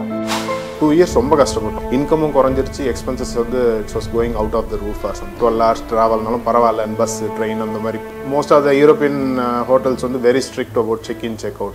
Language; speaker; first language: Tamil; native; Tamil